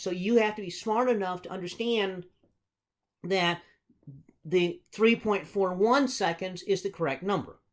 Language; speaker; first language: English; native; English